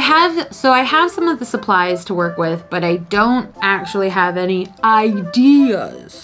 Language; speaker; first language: English; native; English